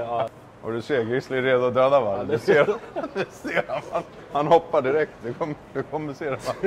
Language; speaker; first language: Swedish; native; Swedish